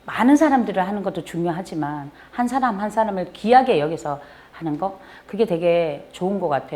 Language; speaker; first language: Korean; native; Korean